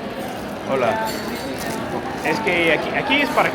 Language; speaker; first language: Spanish; non-native, learner; English